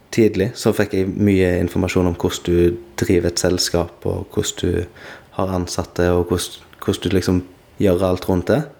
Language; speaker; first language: Norwegian; native; Norwegian